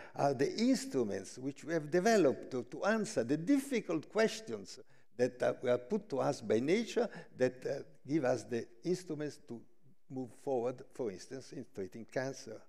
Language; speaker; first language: English; non-native, fluent; Italian